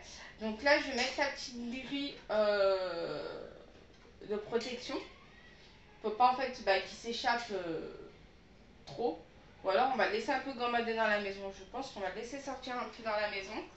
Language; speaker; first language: French; native; French